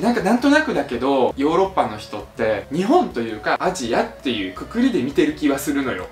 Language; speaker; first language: Japanese; early bilingual, other home language; Russian